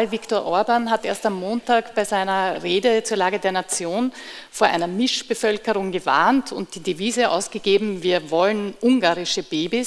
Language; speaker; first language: German; native; German